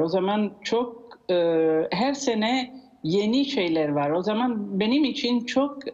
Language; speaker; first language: Turkish; non-native, learner; Italian